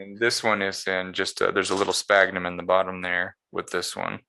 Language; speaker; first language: English; native; English